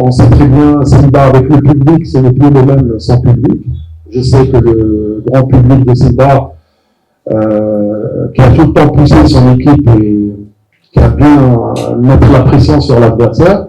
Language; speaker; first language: French; non-native, local second language; Arabic